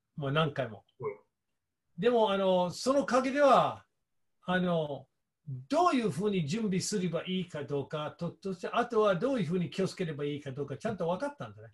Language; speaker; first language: Japanese; non-native, fluent; English